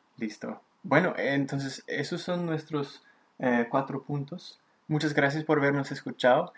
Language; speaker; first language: Spanish; native; Spanish